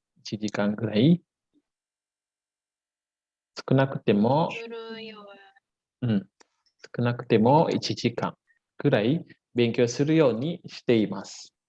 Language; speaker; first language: Japanese; non-native, fluent; Indonesian